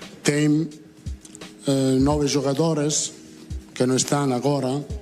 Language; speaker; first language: Portuguese; non-native, learner; Italian